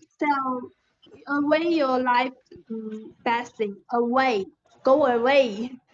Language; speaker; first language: English; non-native, learner; Chinese